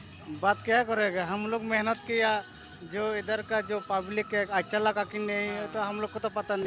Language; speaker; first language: Hindi; non-native, local second language; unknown